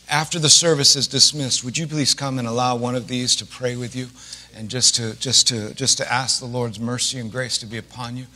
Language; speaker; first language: English; native; English